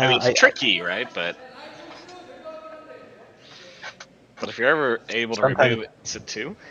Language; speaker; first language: English; native; English